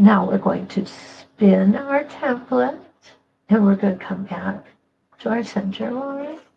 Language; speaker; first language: English; native; English